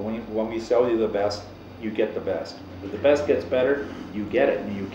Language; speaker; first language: English; native; English